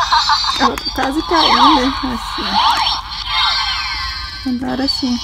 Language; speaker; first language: Portuguese; native; Portuguese